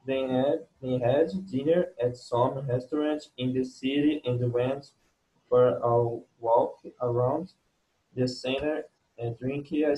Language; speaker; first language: English; non-native, learner; Portuguese